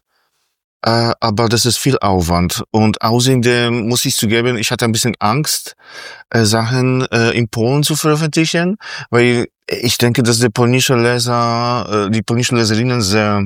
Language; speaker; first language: German; non-native, fluent; Polish